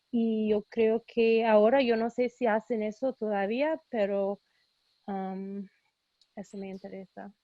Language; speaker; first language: Spanish; early bilingual, heritage; Spanish